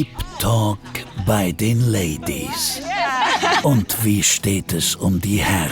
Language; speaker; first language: German; native; German